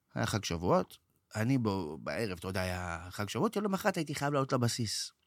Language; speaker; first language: Hebrew; native; Hebrew